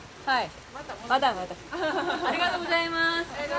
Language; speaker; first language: Japanese; non-native, learner; Korean